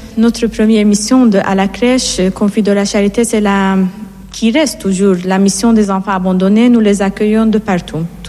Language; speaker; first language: French; non-native, fluent; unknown